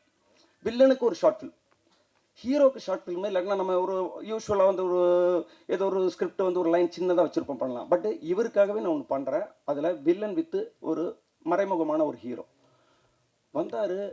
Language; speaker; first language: Tamil; native; Tamil